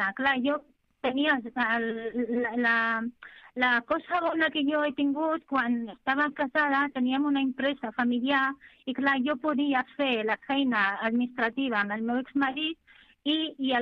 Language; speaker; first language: Catalan; non-native, fluent; Arabic